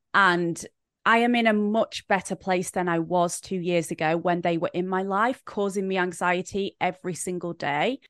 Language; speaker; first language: English; native; English